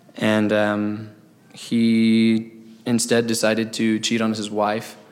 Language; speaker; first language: English; native; English